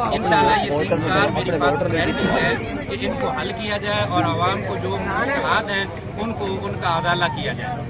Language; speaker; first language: Urdu; non-native, local second language; Punjabi